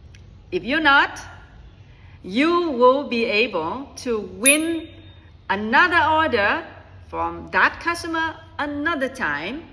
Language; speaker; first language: English; non-native, fluent; Vietnamese